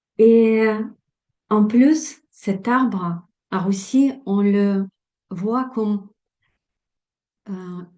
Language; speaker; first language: French; non-native, fluent; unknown